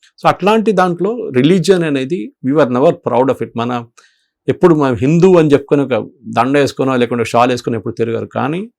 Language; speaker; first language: Telugu; non-native, fluent; Malayalam